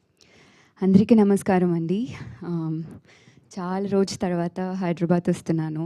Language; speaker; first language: Telugu; non-native, learner; Tamil